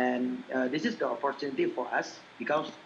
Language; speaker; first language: English; non-native, learner; Indonesian